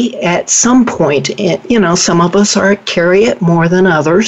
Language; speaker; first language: English; native; English